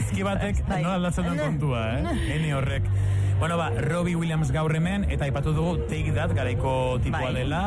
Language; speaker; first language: Basque; native; Basque